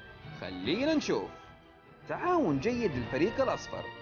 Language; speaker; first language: Arabic; native; Arabic